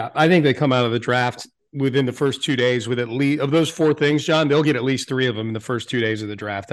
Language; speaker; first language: English; native; English